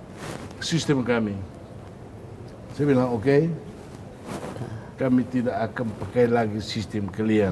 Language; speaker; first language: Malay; non-native, fluent; Tetum